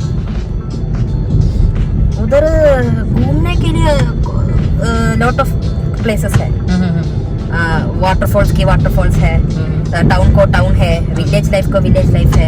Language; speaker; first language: Hindi; non-native, local second language; Malayalam